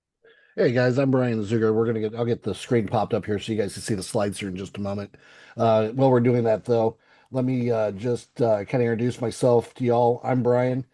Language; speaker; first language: English; native; English